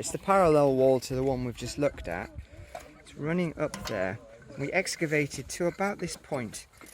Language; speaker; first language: English; native; English